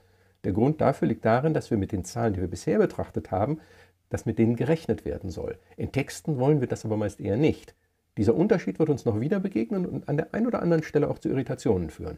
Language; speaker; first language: German; native; German